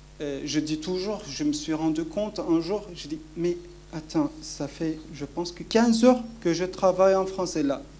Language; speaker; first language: French; non-native, fluent; Kurdish